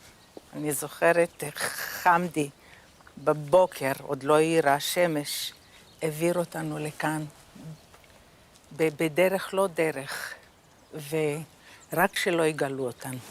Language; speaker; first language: Hebrew; early bilingual, other home language; Croatian